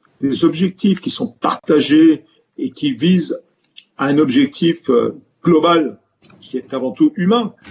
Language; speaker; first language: French; native; French